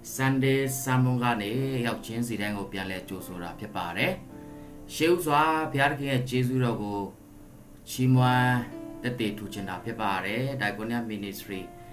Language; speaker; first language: Burmese; non-native, local second language; Tedim Chin